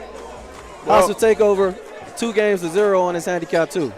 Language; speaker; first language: English; native; English